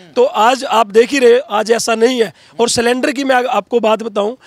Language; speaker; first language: Hindi; native; Hindi